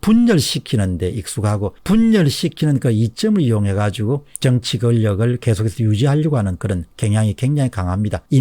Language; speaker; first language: Korean; native; Korean